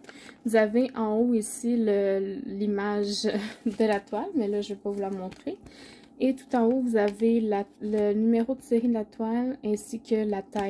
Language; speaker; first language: French; native; French